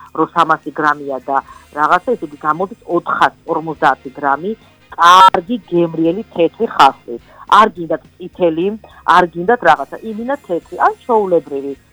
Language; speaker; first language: Georgian; non-native, local second language; Armenian